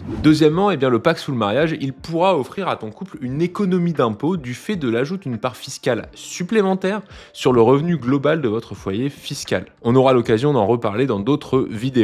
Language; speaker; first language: French; native; French